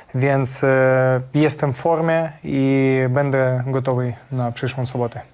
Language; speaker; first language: Polish; non-native, fluent; Ukrainian